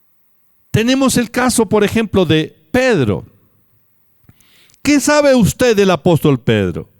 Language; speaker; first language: Spanish; native; Spanish